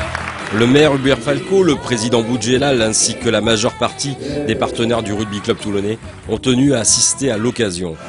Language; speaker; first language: French; native; French